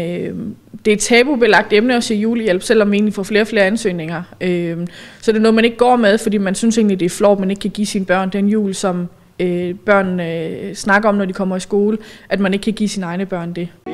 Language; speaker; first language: Danish; native; Danish